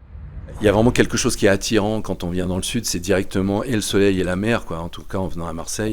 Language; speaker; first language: French; native; French